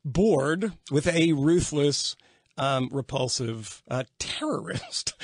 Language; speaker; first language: English; native; English